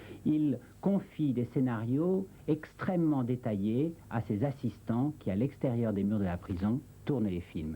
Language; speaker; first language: French; native; French